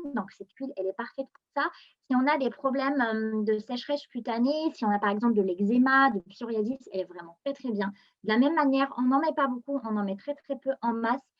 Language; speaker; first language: French; non-native, local second language; Arabic